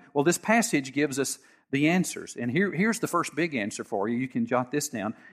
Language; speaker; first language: English; native; English